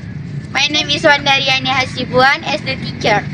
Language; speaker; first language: English; non-native, learner; Indonesian